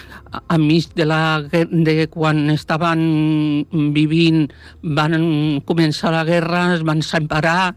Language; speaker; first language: Catalan; non-native, local second language; Spanish